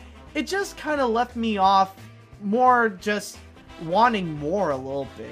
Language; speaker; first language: English; native; English